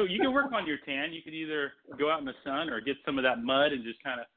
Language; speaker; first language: English; non-native, fluent; Portuguese